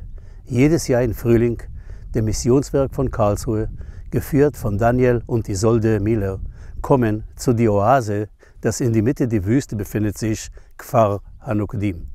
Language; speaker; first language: German; non-native, fluent; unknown